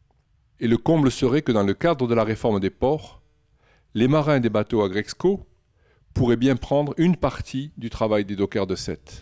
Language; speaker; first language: French; native; French